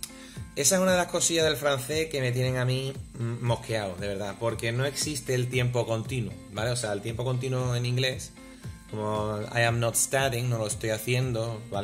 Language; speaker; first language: Spanish; native; Spanish